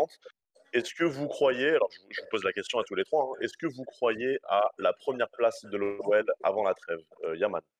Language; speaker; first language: French; native; French